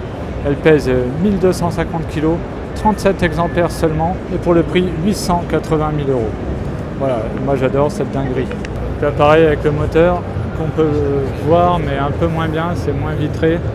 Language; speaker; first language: French; native; French